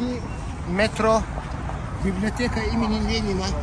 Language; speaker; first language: Turkish; native; Turkish